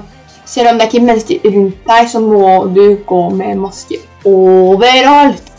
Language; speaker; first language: Norwegian; early bilingual, other home language; Polish